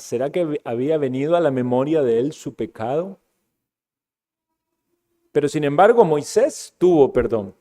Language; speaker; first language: Spanish; native; Spanish